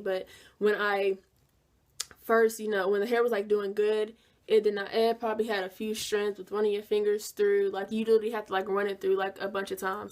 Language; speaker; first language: English; native; English